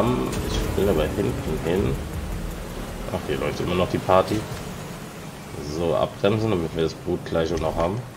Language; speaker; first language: German; native; German